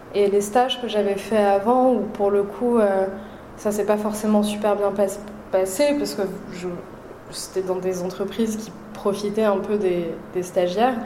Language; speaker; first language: French; native; French